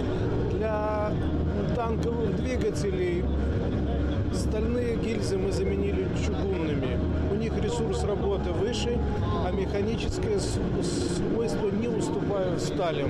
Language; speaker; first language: Russian; native; Russian